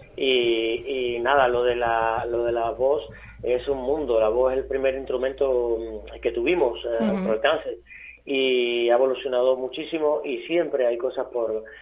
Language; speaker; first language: Spanish; native; Spanish